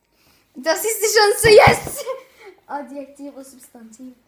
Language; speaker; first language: Norwegian; non-native, fluent; Arabic